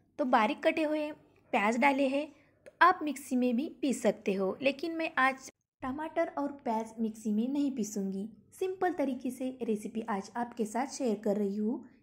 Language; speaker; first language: Hindi; non-native, local second language; Marathi